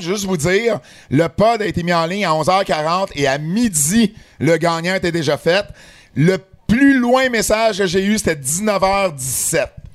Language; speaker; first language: French; native; French